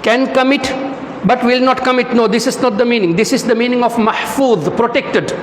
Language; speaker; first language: English; non-native, local second language; Tamil